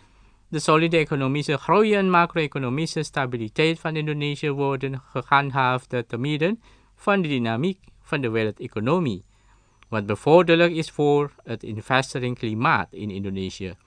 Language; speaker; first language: Dutch; non-native, learner; Indonesian